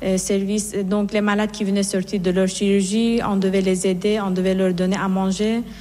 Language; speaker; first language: French; non-native, fluent; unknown